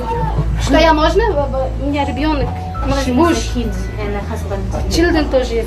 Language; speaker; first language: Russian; non-native, local second language; Uzbek